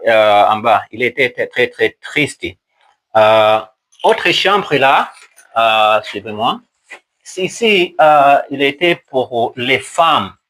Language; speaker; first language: French; non-native, learner; Swahili